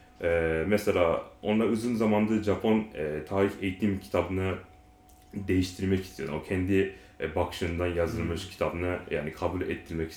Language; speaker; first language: Turkish; non-native, learner; Japanese